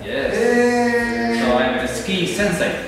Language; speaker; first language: English; non-native, learner; Spanish